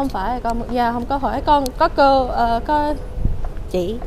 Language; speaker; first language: Vietnamese; early bilingual, heritage; Vietnamese